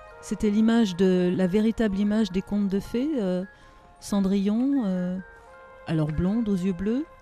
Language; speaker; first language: French; native; French